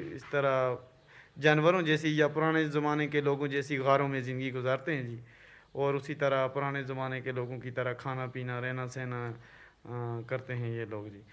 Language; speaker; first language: Urdu; non-native, local second language; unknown